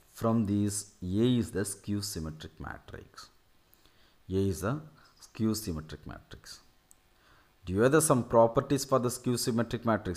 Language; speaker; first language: English; non-native, local second language; Tamil